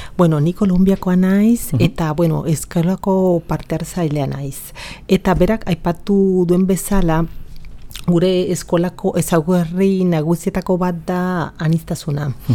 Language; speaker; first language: Basque; non-native, fluent; Spanish